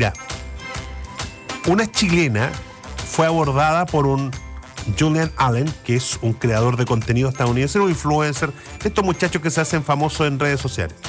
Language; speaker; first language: Spanish; native; Spanish